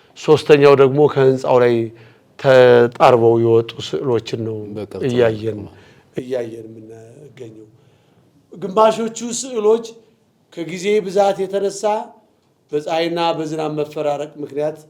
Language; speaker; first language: Amharic; native; Amharic